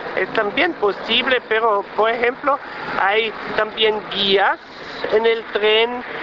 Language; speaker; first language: Spanish; non-native, learner; Swiss German